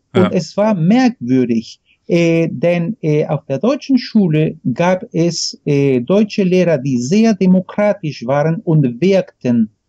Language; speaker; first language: German; non-native, fluent; Spanish